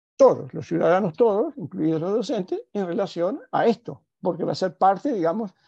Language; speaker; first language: Spanish; native; Spanish